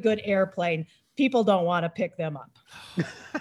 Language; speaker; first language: English; native; English